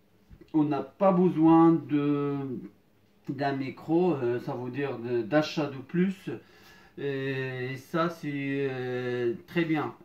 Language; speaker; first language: French; non-native, fluent; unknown